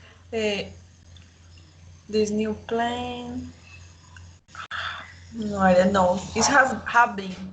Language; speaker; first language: English; non-native, learner; Spanish